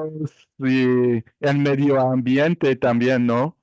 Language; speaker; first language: Spanish; non-native, learner; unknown